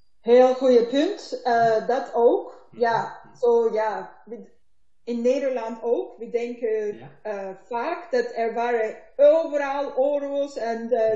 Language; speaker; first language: Dutch; non-native, learner; Turkish